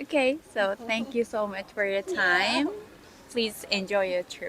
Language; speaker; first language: English; non-native, learner; Japanese